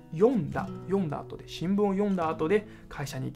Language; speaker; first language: Japanese; non-native, fluent; Chinese